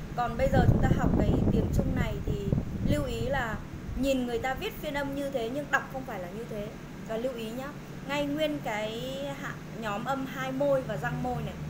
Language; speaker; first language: Vietnamese; native; Vietnamese